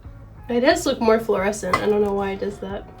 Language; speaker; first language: English; native; English